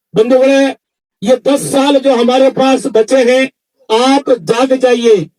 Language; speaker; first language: Hindi; non-native, local second language; Kannada